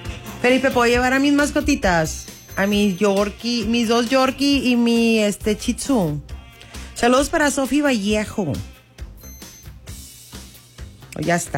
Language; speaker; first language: Spanish; native; Spanish